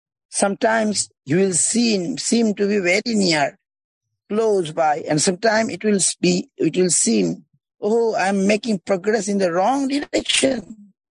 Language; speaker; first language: English; non-native, local second language; Bangla